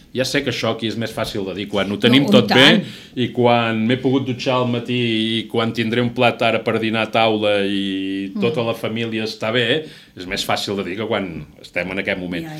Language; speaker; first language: Catalan; native; Catalan